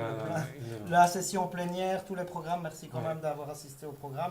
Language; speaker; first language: French; native; French